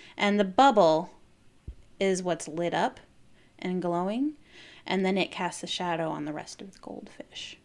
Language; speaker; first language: English; native; English